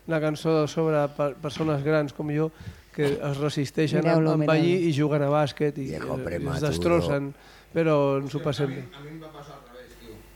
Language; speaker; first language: Catalan; non-native, local second language; Spanish